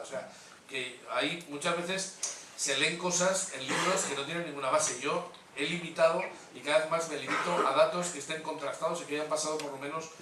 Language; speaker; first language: Spanish; native; Spanish